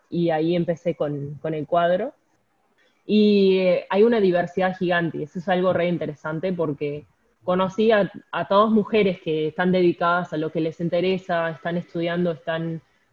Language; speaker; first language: Spanish; native; Spanish